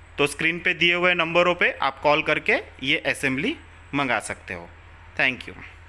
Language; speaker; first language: Hindi; non-native, local second language; Marathi